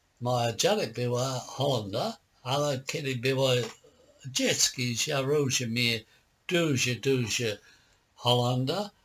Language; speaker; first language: Polish; non-native, learner; English